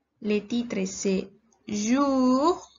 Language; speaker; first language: French; non-native, learner; Spanish